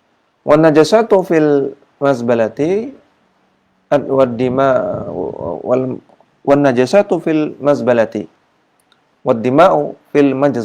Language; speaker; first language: Arabic; non-native, fluent; Indonesian